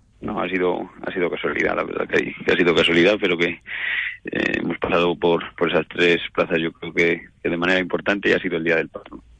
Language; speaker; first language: Spanish; native; Spanish